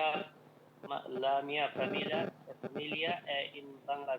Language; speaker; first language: Italian; non-native, learner; Bangla